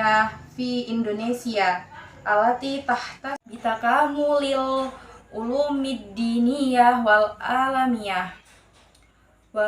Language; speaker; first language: Arabic; non-native, learner; Indonesian